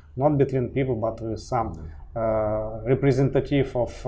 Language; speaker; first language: English; non-native, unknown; Russian